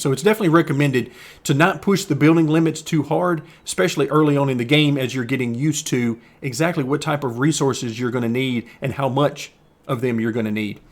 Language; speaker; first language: English; native; English